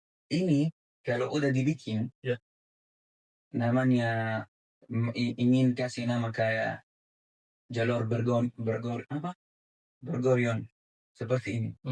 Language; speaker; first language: Indonesian; non-native, fluent; Arabic